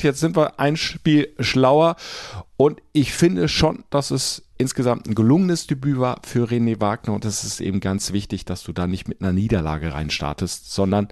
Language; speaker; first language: German; native; German